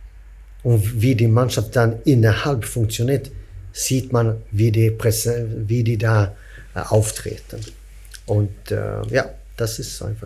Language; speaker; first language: German; non-native, fluent; Swedish